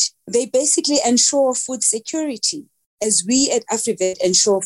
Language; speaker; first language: English; non-native, local second language; Xhosa